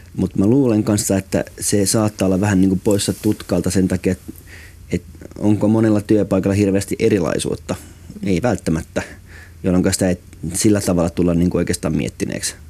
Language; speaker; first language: Finnish; native; Finnish